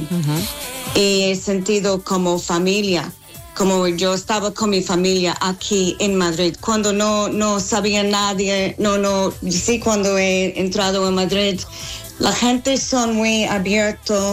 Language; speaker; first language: Spanish; non-native, fluent; English